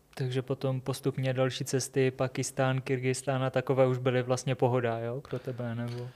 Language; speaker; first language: Czech; native; Czech